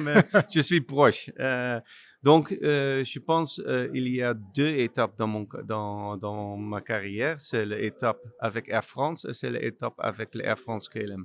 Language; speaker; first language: French; non-native, learner; Dutch